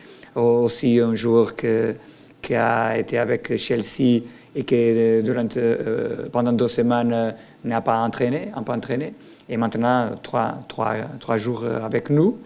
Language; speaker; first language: French; non-native, learner; Portuguese